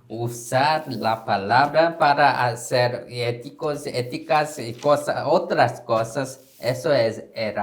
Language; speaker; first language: Spanish; non-native, learner; Korean